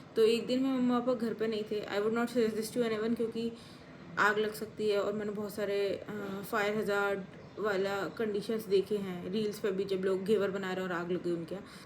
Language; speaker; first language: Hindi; native; Hindi